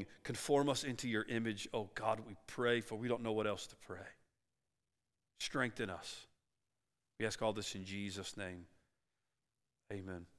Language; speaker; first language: English; native; English